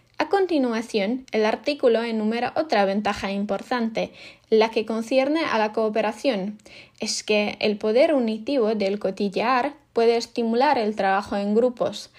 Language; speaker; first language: Spanish; non-native, fluent; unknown